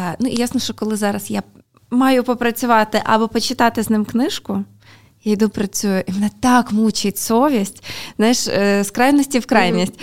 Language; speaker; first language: Ukrainian; native; Ukrainian